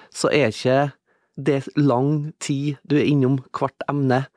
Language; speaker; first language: Norwegian; native; Norwegian